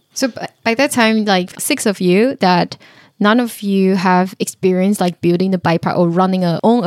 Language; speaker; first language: English; non-native, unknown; Chinese